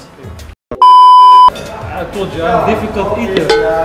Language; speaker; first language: English; non-native, learner; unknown